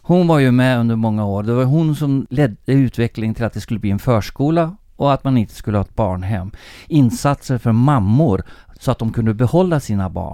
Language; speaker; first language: Swedish; native; Swedish